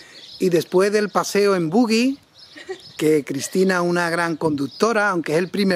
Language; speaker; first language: Spanish; native; Spanish